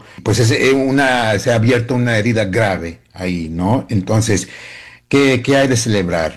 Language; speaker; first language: Spanish; early bilingual, heritage; Spanish